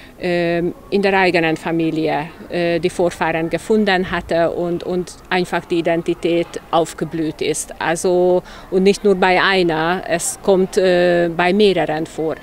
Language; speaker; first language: German; non-native, local second language; Hungarian